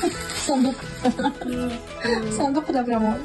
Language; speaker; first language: Russian; non-native, learner; Tajik